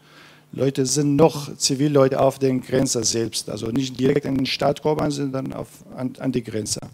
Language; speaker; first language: German; non-native, fluent; Kurdish